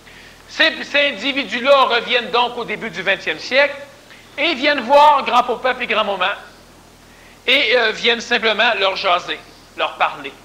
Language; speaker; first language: French; native; French